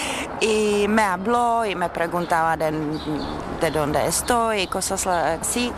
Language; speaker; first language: Spanish; non-native, learner; Czech